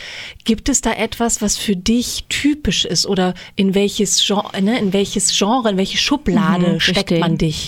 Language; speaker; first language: German; native; German